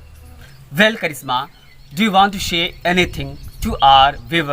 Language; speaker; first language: English; non-native, learner; Hindi